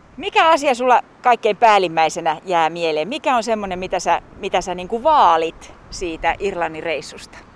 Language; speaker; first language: Finnish; native; Finnish